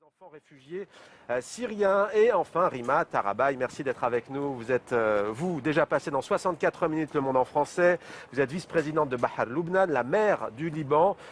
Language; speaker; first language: French; native; French